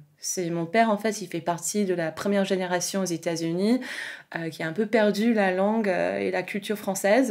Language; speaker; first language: French; non-native, fluent; English